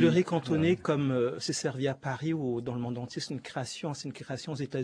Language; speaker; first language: French; native; French